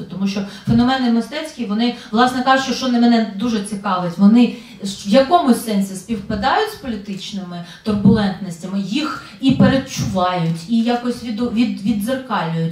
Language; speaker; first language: Ukrainian; native; Ukrainian